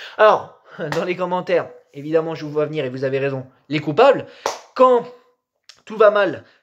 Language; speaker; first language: French; native; French